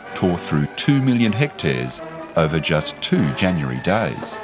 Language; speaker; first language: English; native; English